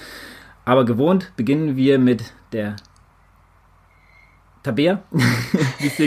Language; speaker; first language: German; native; German